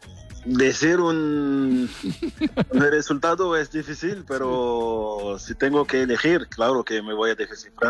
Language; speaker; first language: Spanish; non-native, fluent; French